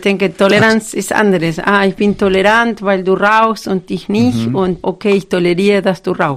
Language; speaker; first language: German; non-native, fluent; Spanish